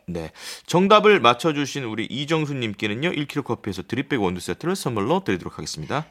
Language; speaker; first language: Korean; native; Korean